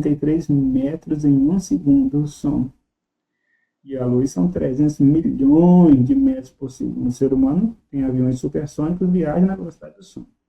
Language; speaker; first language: Portuguese; native; Portuguese